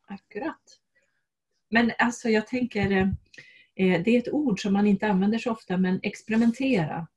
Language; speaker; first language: Swedish; native; Swedish